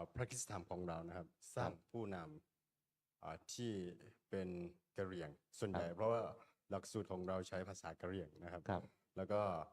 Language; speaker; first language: Thai; non-native, local second language; Karen languages